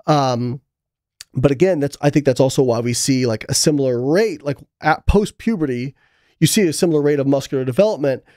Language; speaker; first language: English; native; English